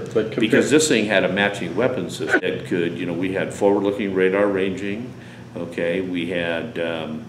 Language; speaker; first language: English; native; English